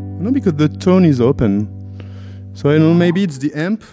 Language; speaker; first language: English; non-native, fluent; French